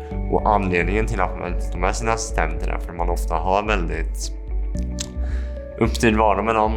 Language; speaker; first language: Swedish; native; Swedish